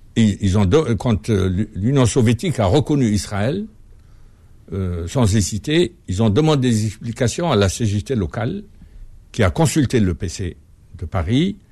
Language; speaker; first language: French; non-native, local second language; Arabic